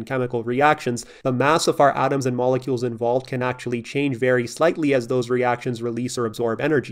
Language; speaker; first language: English; native; English